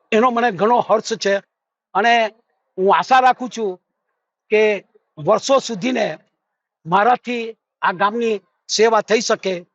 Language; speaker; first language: Gujarati; native; Gujarati